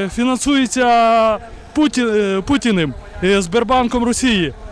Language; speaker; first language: Ukrainian; native; Ukrainian